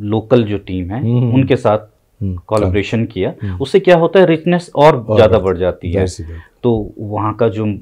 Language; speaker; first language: Hindi; native; Hindi